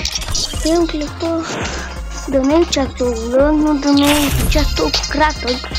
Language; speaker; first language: Bulgarian; native; Bulgarian